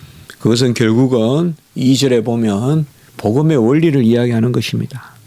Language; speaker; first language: Korean; native; Korean